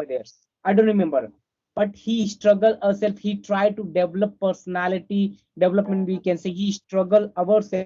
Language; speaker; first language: English; non-native, fluent; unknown